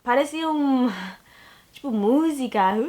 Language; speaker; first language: Portuguese; non-native, learner; English